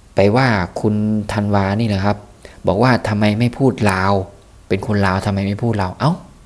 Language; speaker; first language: Thai; native; Thai